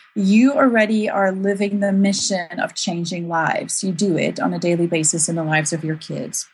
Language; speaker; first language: English; native; English